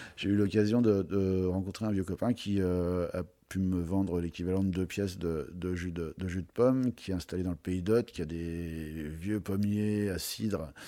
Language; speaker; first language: French; native; French